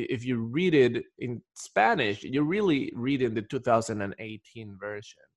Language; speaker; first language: English; non-native, fluent; Spanish